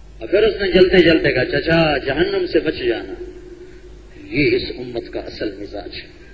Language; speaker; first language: Urdu; non-native, local second language; Punjabi